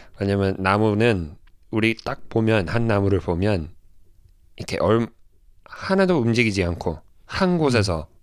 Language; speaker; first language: Korean; non-native, fluent; English